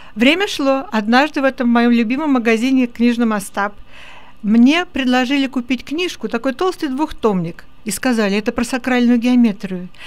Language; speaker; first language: Russian; native; Russian